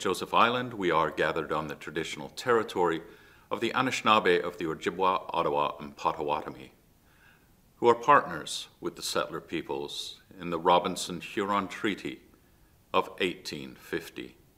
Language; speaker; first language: English; native; English